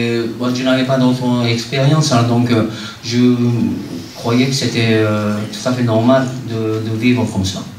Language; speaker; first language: French; non-native, fluent; Japanese